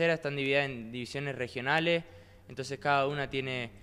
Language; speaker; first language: Spanish; native; Spanish